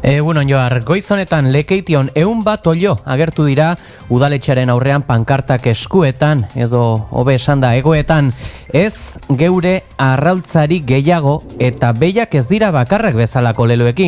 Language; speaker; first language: Basque; native; Basque